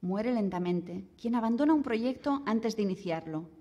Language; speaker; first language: Spanish; non-native, local second language; Catalan